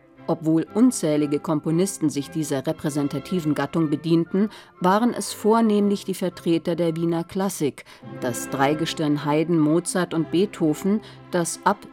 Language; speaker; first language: German; native; German